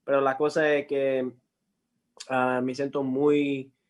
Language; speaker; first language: Spanish; early bilingual, heritage; English